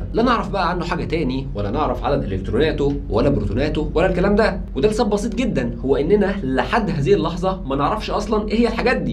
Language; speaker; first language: Arabic; native; Arabic